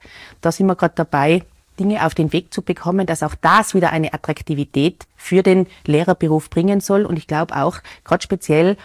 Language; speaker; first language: German; native; German